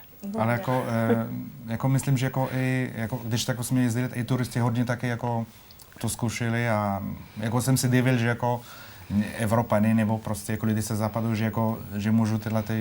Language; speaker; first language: Czech; non-native, fluent; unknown